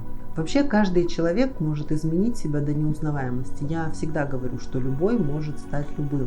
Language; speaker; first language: Russian; native; Russian